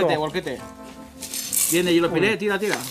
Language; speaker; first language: Spanish; native; Spanish